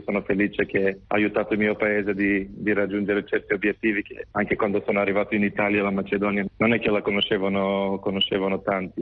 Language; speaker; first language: Italian; non-native, fluent; Macedonian